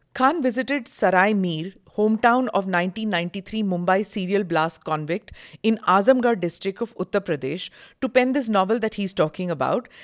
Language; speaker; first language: English; non-native, local second language; Hindi